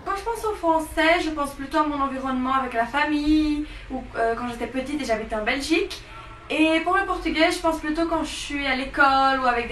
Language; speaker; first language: French; early bilingual, heritage; French